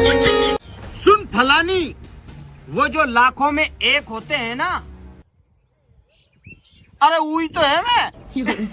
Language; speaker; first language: Hindi; native; Hindi